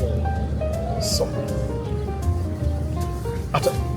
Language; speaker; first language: Japanese; non-native, learner; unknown